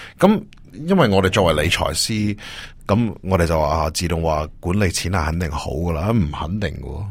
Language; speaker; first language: Cantonese; early bilingual, heritage; Cantonese